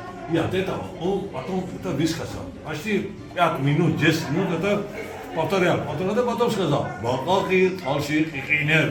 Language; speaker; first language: Russian; non-native, fluent; Georgian